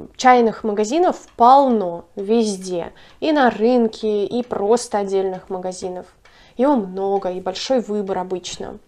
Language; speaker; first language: Russian; native; Russian